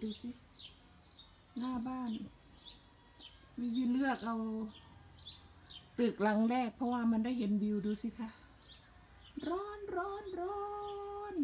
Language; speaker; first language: Thai; native; Thai